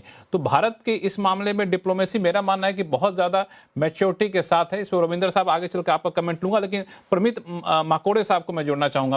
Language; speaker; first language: Hindi; native; Hindi